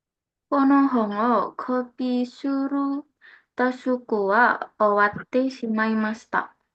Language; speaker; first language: Japanese; non-native, learner; Indonesian